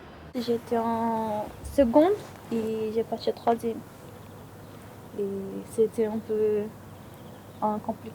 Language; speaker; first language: French; non-native, learner; Portuguese